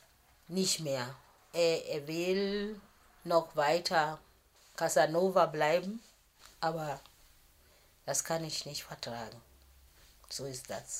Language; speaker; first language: German; non-native, fluent; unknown